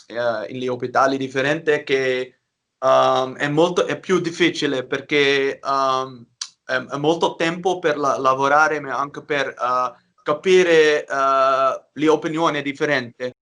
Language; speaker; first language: Italian; non-native, learner; Dutch